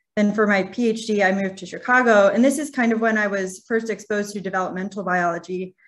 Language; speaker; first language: English; native; English